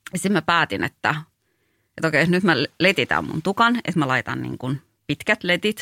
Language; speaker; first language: Finnish; early bilingual, other home language; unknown